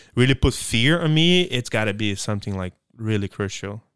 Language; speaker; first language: English; non-native, fluent; Portuguese